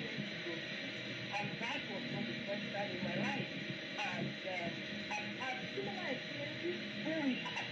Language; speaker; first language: English; non-native, local second language; Yoruba